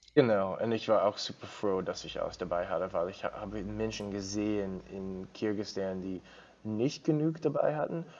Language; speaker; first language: German; non-native, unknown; English